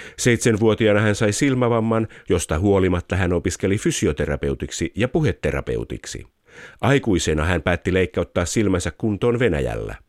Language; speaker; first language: Finnish; native; Finnish